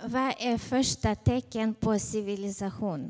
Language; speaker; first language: Swedish; non-native, fluent; Ukrainian